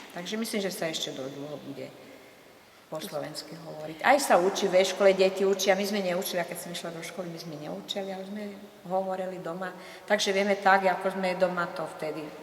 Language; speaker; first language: Slovak; early bilingual, heritage; Slovak